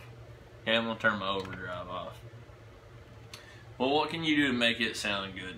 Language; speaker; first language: English; native; English